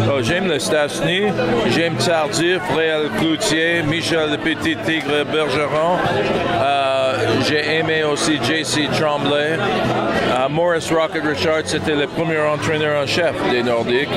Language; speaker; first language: French; non-native, learner; English